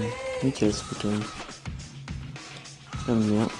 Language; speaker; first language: French; native; French